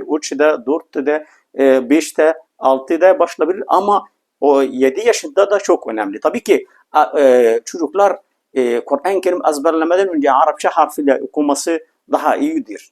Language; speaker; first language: Turkish; non-native, fluent; Arabic